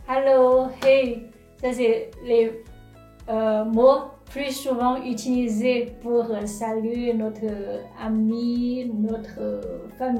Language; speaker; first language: French; non-native, fluent; Chinese